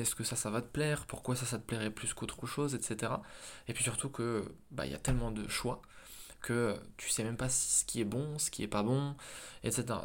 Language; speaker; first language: French; native; French